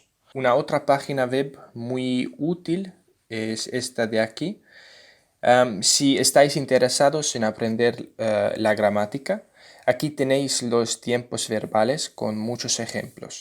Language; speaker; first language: Spanish; non-native, fluent; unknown